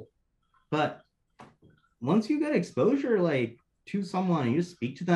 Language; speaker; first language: English; native; English